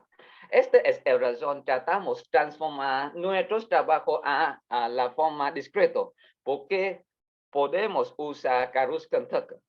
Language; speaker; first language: Spanish; non-native, learner; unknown